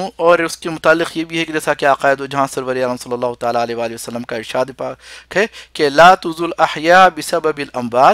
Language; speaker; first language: Urdu; native; Urdu